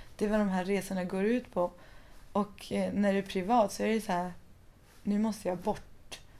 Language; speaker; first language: Swedish; early bilingual, other home language; Persian